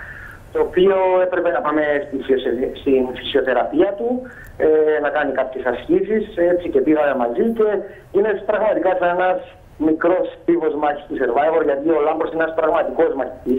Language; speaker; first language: Greek; native; Greek